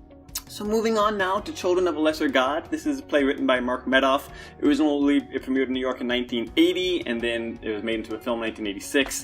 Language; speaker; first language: English; native; English